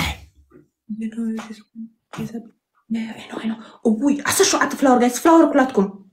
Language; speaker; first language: English; non-native, learner; Amharic